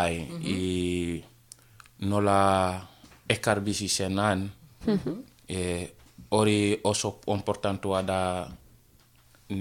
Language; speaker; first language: Basque; non-native, learner; Wolof